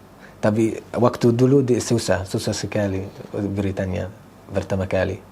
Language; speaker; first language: Indonesian; non-native, learner; Arabic